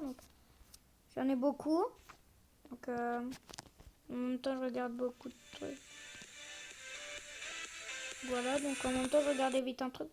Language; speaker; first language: French; native; French